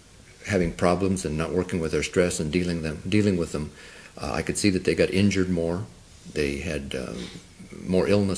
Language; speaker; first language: English; non-native, local second language; Spanish